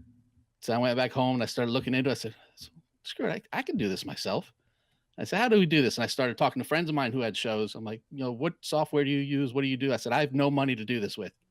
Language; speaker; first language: English; native; English